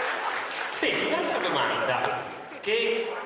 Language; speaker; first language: Italian; native; Italian